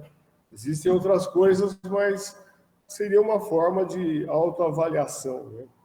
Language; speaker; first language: Portuguese; native; Portuguese